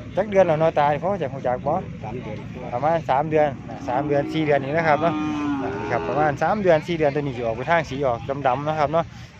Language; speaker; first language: Thai; native; Thai